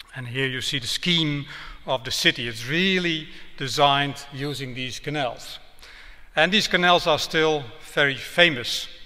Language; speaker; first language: English; non-native, fluent; Dutch